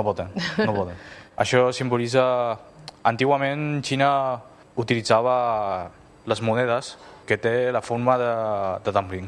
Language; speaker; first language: Catalan; non-native, fluent; Chinese